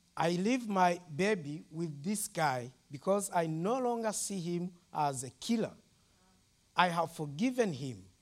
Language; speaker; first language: English; non-native, local second language; Kinyarwanda